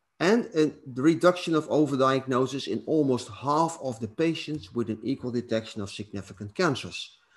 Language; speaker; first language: English; non-native, fluent; Dutch